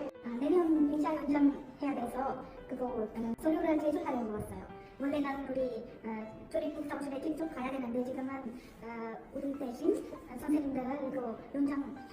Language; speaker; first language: Korean; non-native, fluent; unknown